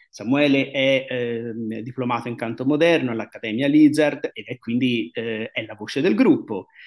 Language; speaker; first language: Italian; native; Italian